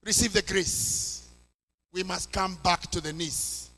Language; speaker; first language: English; non-native, local second language; Swahili